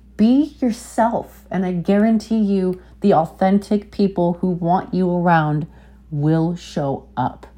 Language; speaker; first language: English; native; English